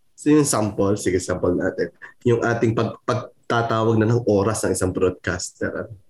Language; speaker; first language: Filipino; non-native, local second language; Pampanga